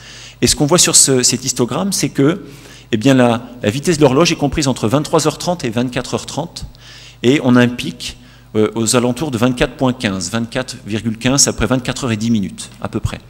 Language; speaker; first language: French; native; French